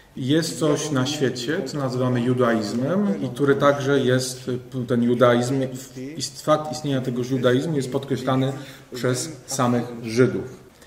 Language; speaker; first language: Polish; native; Polish